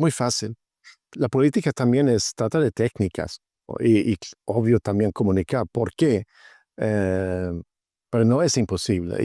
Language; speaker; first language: Spanish; non-native, fluent; Swedish